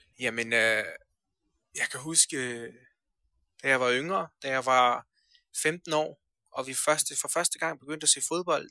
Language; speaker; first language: Danish; early bilingual, other home language; Persian